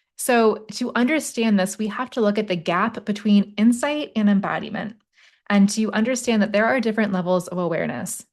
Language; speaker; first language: English; native; English